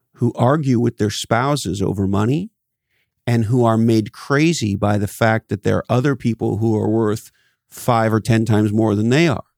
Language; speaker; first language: English; native; English